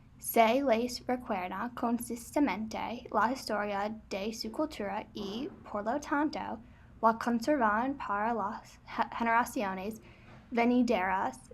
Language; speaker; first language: Spanish; non-native, learner; English